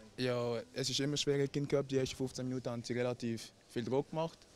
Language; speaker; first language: German; native; German